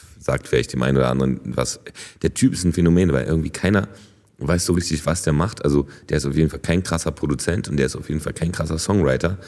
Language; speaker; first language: German; early bilingual, other home language; Polish